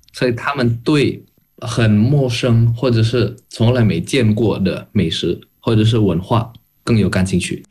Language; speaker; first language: Chinese; non-native, fluent; Indonesian